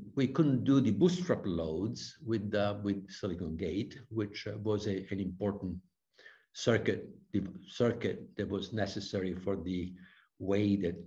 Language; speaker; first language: English; non-native, fluent; Italian